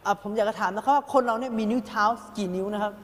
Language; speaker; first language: Thai; native; Thai